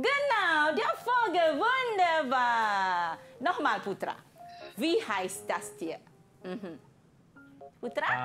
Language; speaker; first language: German; non-native, fluent; Malay